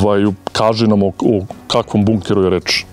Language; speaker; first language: Serbian; native; Serbian